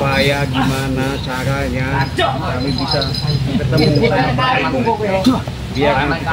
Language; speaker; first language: Indonesian; native; Indonesian